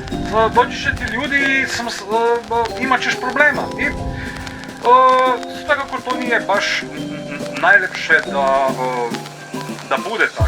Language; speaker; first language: Croatian; native; Croatian